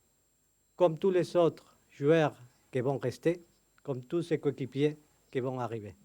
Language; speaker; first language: French; non-native, fluent; Spanish